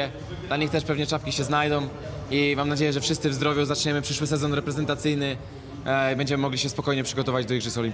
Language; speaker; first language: Polish; native; Polish